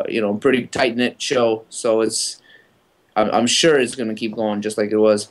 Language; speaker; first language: English; native; English